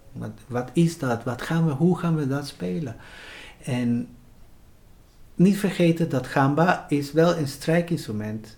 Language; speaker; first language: Dutch; non-native, fluent; Spanish